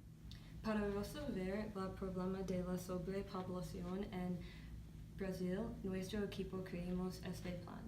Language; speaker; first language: Spanish; non-native, learner; English